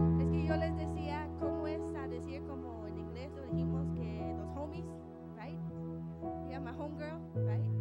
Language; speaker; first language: Spanish; non-native, fluent; English